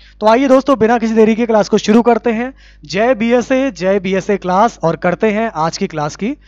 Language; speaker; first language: Hindi; native; Hindi